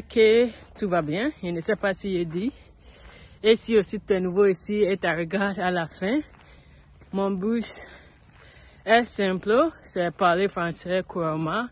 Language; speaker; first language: French; non-native, learner; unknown